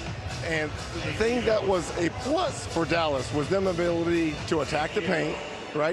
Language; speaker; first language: English; native; English